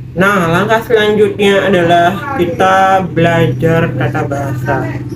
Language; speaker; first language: Indonesian; native; Indonesian